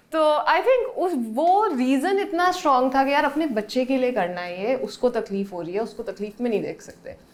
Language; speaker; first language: Hindi; native; Hindi